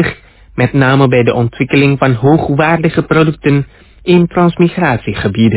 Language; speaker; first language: Dutch; non-native, fluent; Indonesian